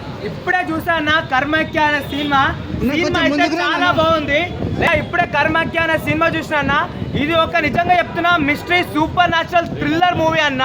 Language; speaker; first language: Telugu; native; Telugu